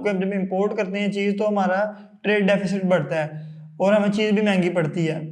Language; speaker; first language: Urdu; non-native, local second language; Punjabi